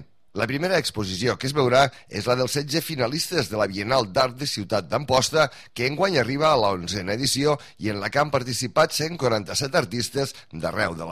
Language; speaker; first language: Catalan; native; Catalan